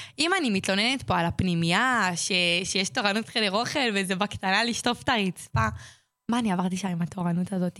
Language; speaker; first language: Hebrew; native; Hebrew